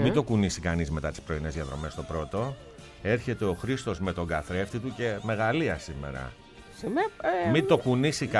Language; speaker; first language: Greek; native; Greek